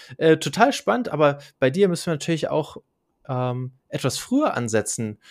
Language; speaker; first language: German; native; German